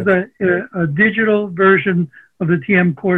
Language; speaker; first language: English; early bilingual, other home language; Armenian